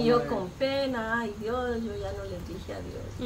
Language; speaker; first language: Spanish; native; Spanish